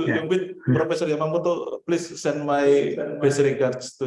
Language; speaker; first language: English; non-native, fluent; Indonesian